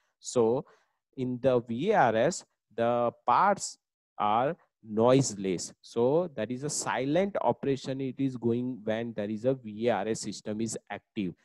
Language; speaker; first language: English; non-native, local second language; Gujarati